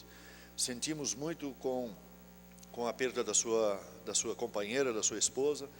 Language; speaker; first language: Portuguese; native; Portuguese